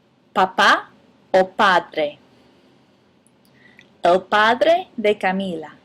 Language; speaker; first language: Spanish; non-native, fluent; English